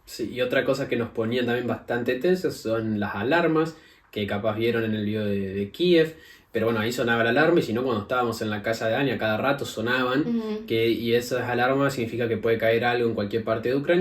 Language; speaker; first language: Spanish; native; Spanish